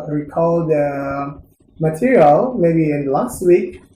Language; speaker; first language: English; non-native, learner; Indonesian